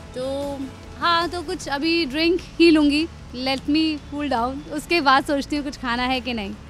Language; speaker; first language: Hindi; native; Hindi